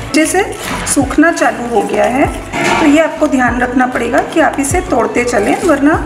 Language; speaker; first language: Hindi; native; Hindi